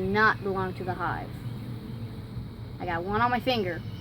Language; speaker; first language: English; native; English